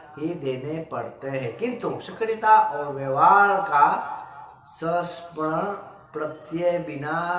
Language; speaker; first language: Hindi; non-native, local second language; Gujarati